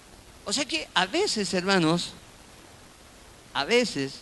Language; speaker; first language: Spanish; native; Spanish